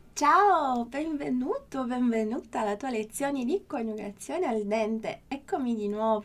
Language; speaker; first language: Italian; non-native, fluent; Portuguese